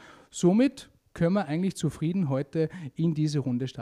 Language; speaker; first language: German; native; German